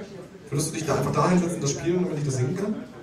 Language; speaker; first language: German; native; German